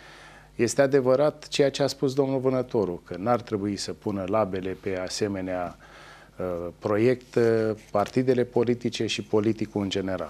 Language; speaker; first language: Romanian; native; Romanian